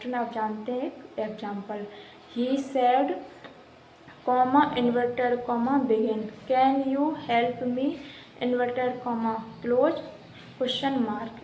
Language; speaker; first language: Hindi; native; Hindi